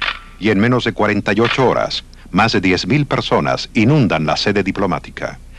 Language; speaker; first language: Spanish; native; Spanish